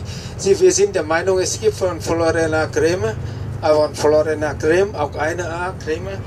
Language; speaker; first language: German; non-native, fluent; Vietnamese